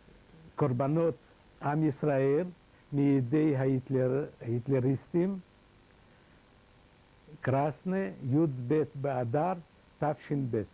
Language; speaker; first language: Hebrew; non-native, fluent; Yiddish